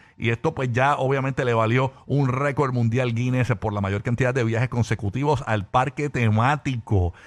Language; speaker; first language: Spanish; native; Spanish